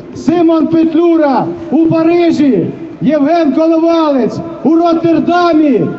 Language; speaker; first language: Ukrainian; native; Ukrainian